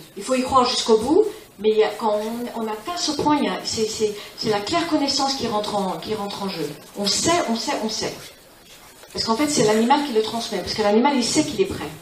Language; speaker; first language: French; non-native, fluent; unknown